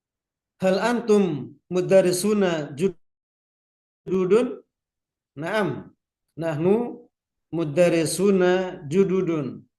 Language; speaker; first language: Arabic; non-native, fluent; Indonesian